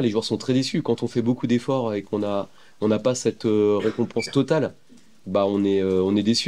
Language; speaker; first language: French; native; French